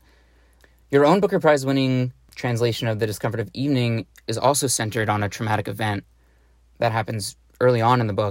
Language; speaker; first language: English; native; English